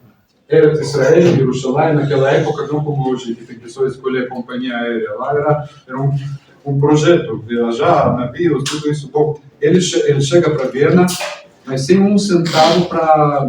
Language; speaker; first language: Portuguese; non-native, fluent; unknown